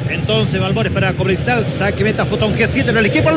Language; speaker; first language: Spanish; native; Spanish